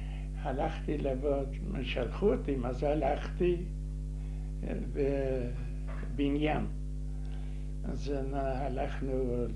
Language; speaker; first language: Hebrew; non-native, fluent; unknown